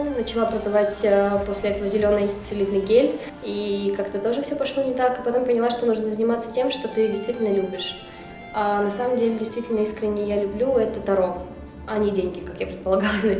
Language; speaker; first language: Russian; native; Russian